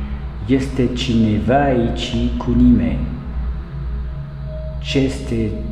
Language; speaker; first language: Romanian; non-native, learner; French